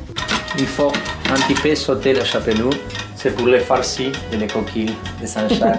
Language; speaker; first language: French; non-native, fluent; Spanish